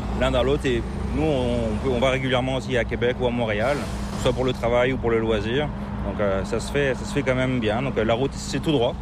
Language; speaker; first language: French; native; French